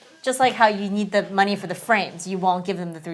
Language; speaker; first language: English; native; English